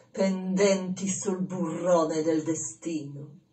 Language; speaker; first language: Italian; non-native, fluent; Polish